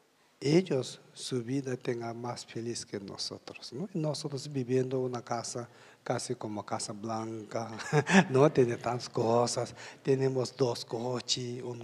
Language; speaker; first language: Spanish; non-native, learner; Tibetan